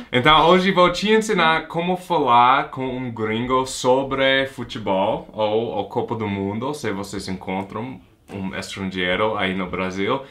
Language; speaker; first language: Portuguese; non-native, fluent; English